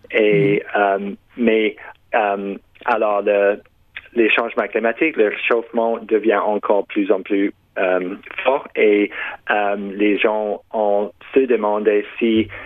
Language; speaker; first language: French; non-native, local second language; English